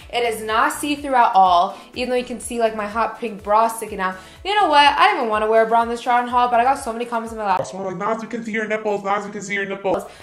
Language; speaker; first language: English; native; English